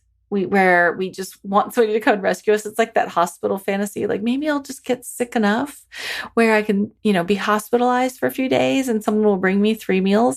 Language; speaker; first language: English; native; English